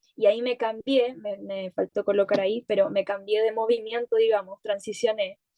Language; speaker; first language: Spanish; native; Spanish